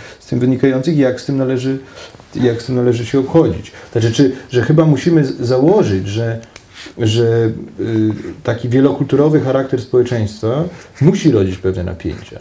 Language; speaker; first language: Polish; native; Polish